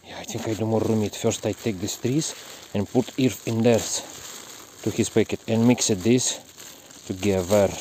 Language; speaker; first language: English; non-native, learner; Russian